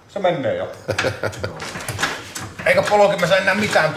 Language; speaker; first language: Finnish; native; Finnish